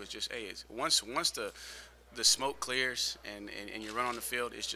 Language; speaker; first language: English; native; English